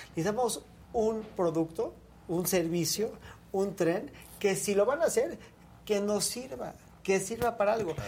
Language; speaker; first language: Spanish; native; Spanish